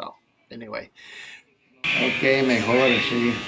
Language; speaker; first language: Spanish; non-native, learner; English